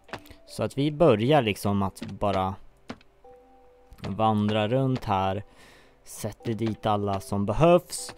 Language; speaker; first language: Swedish; native; Swedish